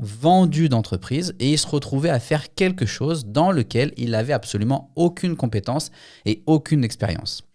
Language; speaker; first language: French; native; French